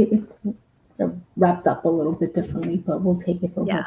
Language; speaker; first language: English; native; English